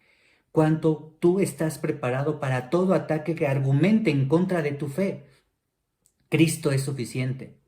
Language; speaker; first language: Spanish; native; Spanish